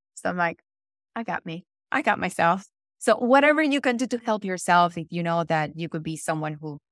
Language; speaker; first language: English; non-native, fluent; Spanish